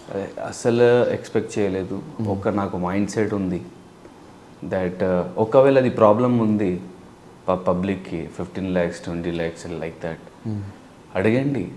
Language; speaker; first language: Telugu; non-native, learner; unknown